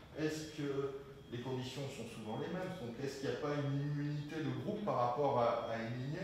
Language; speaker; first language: French; native; French